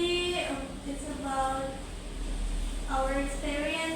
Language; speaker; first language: English; non-native, learner; Indonesian